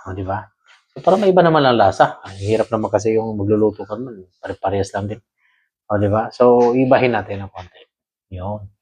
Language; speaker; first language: Filipino; non-native, local second language; Cebuano